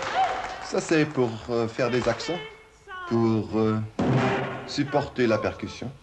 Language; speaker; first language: French; non-native, fluent; German